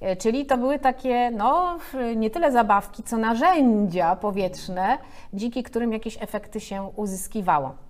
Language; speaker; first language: Polish; native; Polish